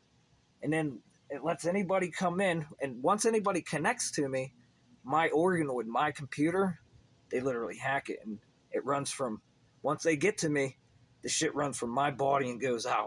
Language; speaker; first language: English; native; English